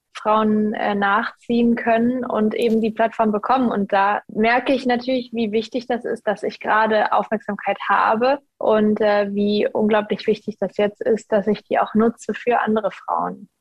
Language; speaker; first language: German; native; German